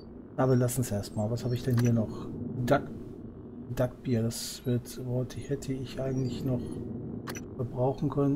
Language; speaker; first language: German; native; German